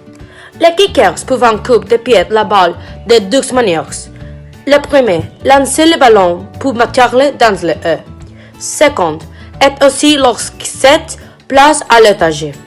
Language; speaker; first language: French; non-native, learner; Spanish